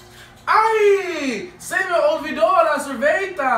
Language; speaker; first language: Spanish; non-native, learner; English